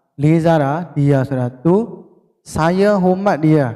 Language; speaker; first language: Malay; non-native, fluent; Burmese